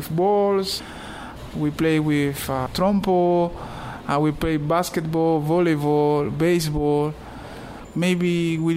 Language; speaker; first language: English; non-native, learner; Spanish